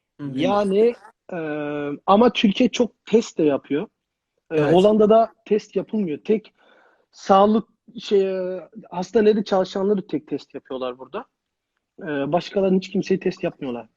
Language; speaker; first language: Turkish; early bilingual, heritage; Turkish